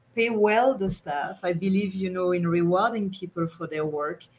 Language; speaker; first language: English; non-native, fluent; French